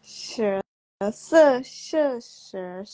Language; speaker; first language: Chinese; non-native, learner; Indonesian